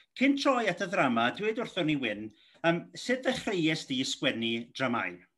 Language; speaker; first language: Welsh; native; Welsh